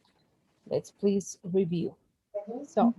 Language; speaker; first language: English; non-native, fluent; Spanish